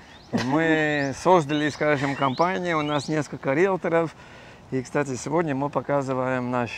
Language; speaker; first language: Russian; non-native, fluent; English